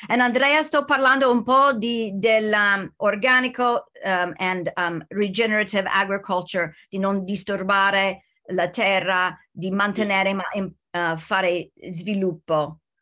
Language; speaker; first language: Italian; non-native, learner; English